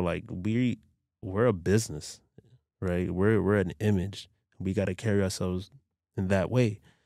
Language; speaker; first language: English; early bilingual, other home language; Spanish